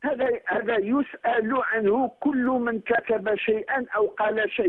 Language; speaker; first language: Arabic; native; Arabic